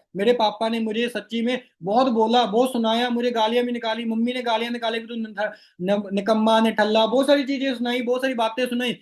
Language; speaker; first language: Hindi; non-native, local second language; Rajasthani